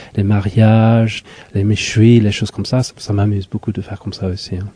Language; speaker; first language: French; non-native, fluent; English